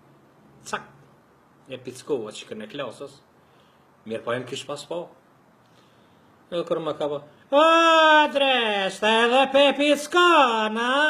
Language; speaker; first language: Albanian; native; Albanian